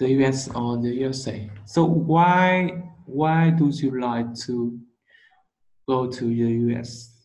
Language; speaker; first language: English; non-native, learner; Vietnamese